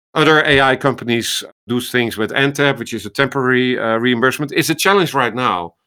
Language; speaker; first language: English; non-native, fluent; Dutch